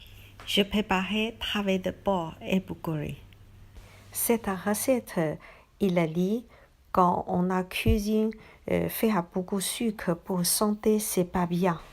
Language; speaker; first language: French; non-native, learner; Chinese